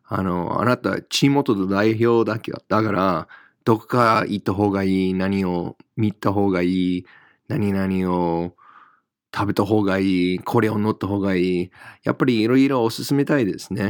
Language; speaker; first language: Japanese; non-native, fluent; English